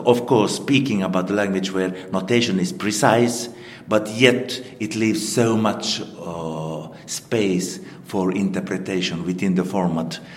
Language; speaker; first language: English; non-native, fluent; Finnish